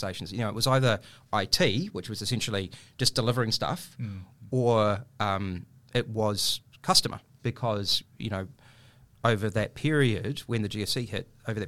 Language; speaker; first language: English; native; English